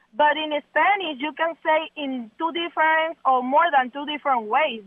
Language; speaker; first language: English; non-native, learner; Spanish